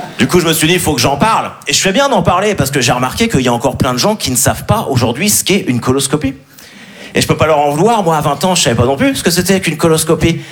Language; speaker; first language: French; native; French